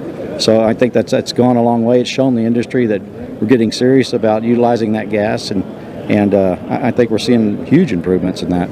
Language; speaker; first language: English; native; English